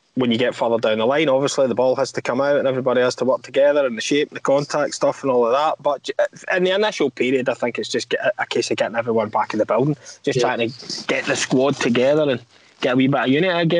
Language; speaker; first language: English; native; English